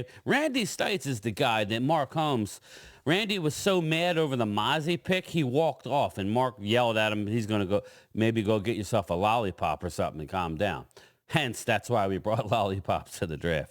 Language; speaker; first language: English; native; English